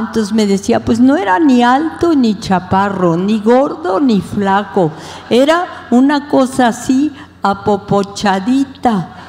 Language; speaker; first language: Spanish; early bilingual, other home language; French